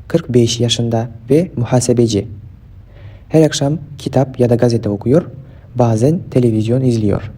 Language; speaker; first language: Turkish; non-native, fluent; Kyrgyz